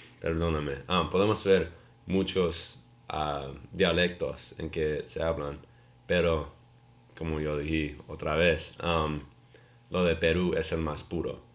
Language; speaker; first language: Spanish; non-native, learner; English